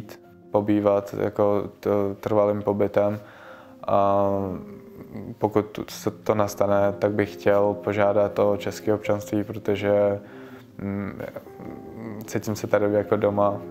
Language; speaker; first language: Czech; early bilingual, other home language; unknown